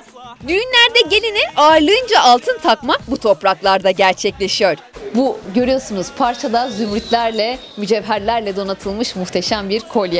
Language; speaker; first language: Turkish; native; Turkish